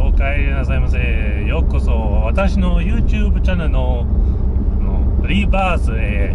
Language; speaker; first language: Japanese; non-native, fluent; English